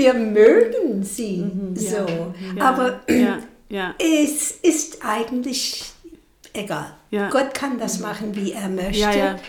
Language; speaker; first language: German; non-native, fluent; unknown